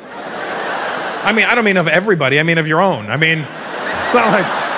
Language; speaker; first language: English; native; English